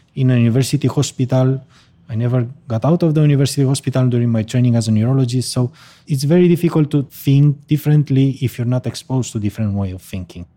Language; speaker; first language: English; non-native, fluent; Spanish